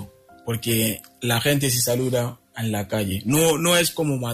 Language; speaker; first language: Spanish; non-native, local second language; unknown